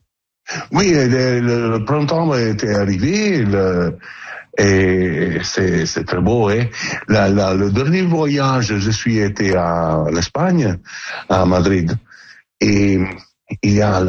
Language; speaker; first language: French; non-native, learner; Italian